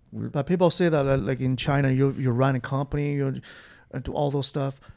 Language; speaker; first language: English; non-native, fluent; Chinese